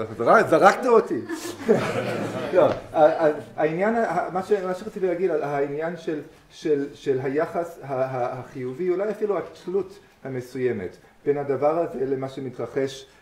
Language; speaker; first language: Hebrew; non-native, fluent; English